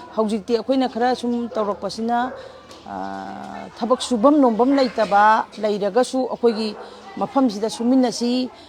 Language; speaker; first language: Manipuri; native; Manipuri